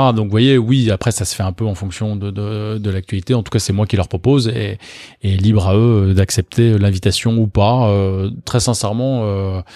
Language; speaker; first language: French; native; French